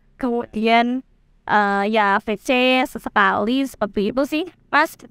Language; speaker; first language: Indonesian; native; Indonesian